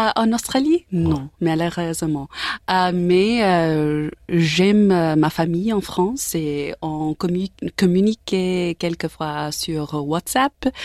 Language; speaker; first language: French; non-native, learner; English